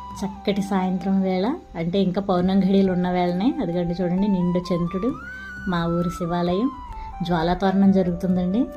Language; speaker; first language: Telugu; native; Telugu